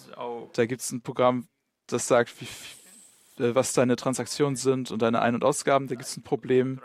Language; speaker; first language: German; non-native, learner; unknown